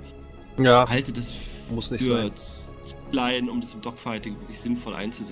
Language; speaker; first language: German; native; German